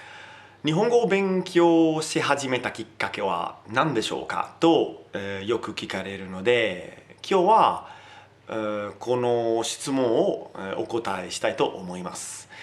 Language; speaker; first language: Japanese; non-native, learner; Italian